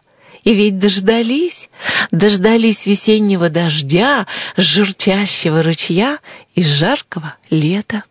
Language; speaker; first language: Russian; native; Russian